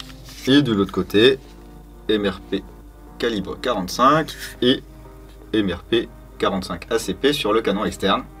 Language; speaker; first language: French; native; French